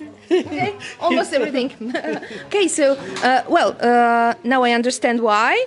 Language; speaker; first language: English; non-native, fluent; Polish